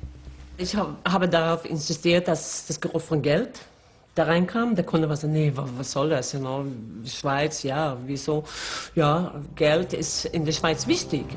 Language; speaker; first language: German; non-native, fluent; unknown